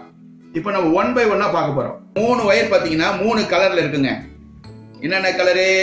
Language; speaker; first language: Tamil; native; Tamil